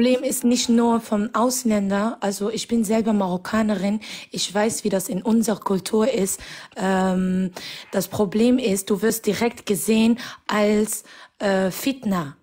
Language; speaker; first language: German; non-native, fluent; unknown